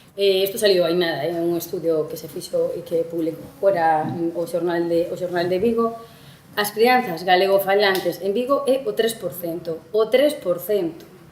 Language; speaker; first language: Galician; non-native, local second language; Spanish